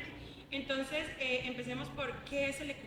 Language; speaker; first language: Spanish; native; Spanish